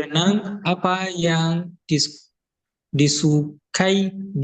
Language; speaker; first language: Indonesian; non-native, learner; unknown